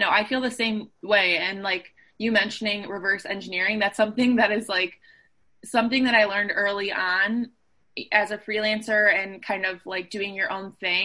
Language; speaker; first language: English; native; English